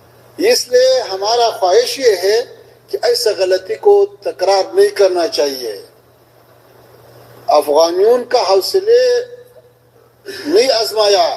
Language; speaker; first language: Hindi; non-native, fluent; Pashto